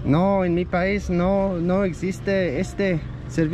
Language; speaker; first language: Spanish; non-native, learner; English